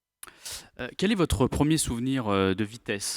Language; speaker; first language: French; native; French